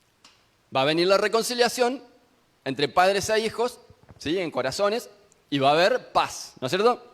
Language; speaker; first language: Spanish; native; Spanish